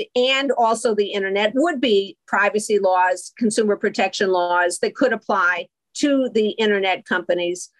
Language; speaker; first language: English; native; English